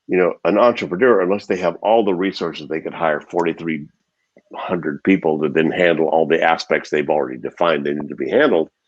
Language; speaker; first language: English; native; English